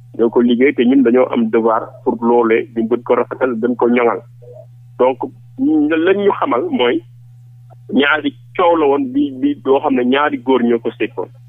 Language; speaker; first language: Wolof; non-native, local second language; Jola-Fonyi